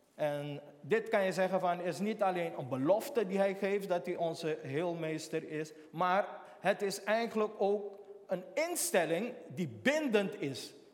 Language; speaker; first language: Dutch; native; Dutch